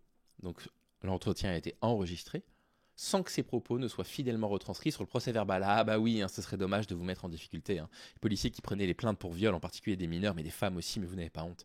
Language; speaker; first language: French; native; French